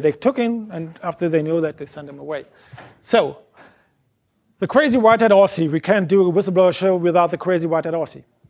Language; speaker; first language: English; non-native, fluent; German